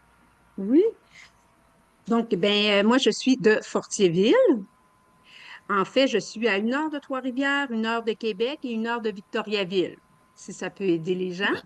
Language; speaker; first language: French; native; French